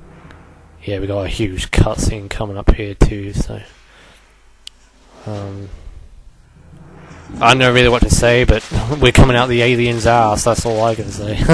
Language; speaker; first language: English; native; English